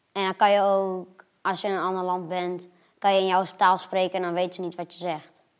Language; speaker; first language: Dutch; early bilingual, other home language; German